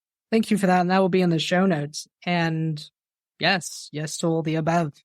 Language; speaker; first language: English; native; English